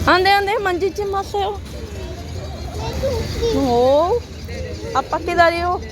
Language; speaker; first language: Korean; non-native, learner; Spanish